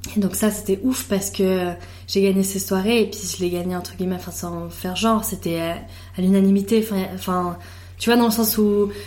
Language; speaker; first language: French; native; French